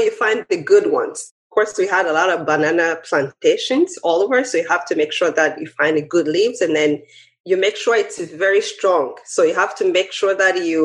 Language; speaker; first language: English; non-native, local second language; Kinyarwanda